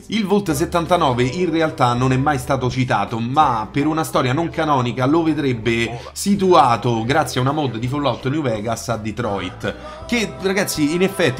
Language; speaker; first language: Italian; native; Italian